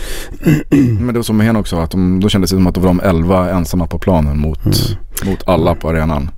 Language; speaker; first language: Swedish; native; Swedish